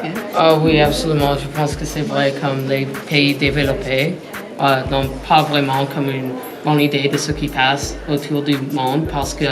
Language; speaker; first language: French; non-native, learner; English